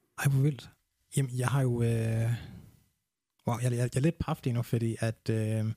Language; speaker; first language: Danish; early bilingual, other home language; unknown